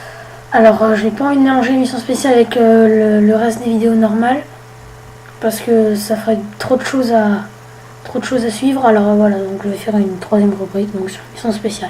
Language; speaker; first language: French; native; French